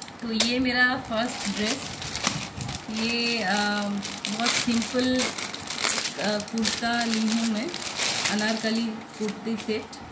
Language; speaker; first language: Hindi; non-native, local second language; Bangla